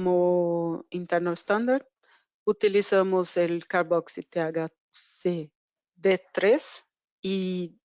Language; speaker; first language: Spanish; non-native, fluent; Portuguese